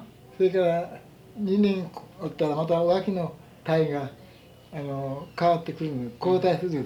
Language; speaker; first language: Japanese; native; Japanese